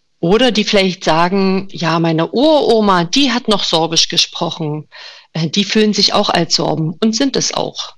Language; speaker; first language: German; non-native, local second language; Upper Sorbian